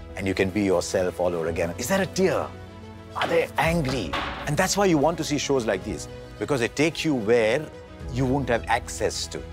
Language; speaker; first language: English; non-native, local second language; Hindi